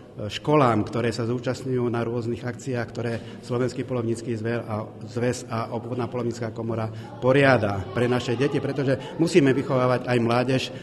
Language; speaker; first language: Slovak; native; Slovak